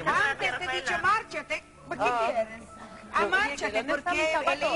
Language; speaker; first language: Spanish; native; Spanish